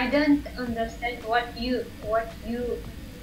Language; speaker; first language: English; non-native, learner; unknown